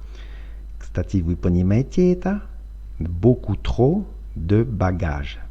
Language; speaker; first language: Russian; non-native, fluent; French